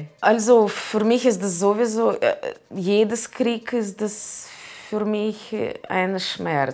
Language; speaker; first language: German; non-native, learner; Russian